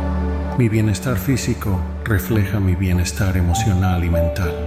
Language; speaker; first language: Spanish; native; Spanish